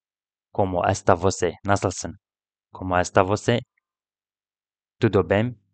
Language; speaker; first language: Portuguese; non-native, learner; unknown